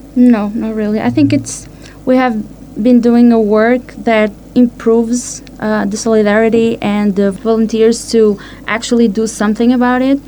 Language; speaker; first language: English; non-native, fluent; Portuguese